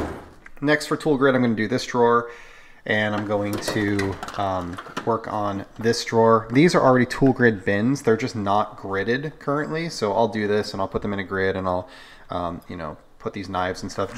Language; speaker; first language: English; native; English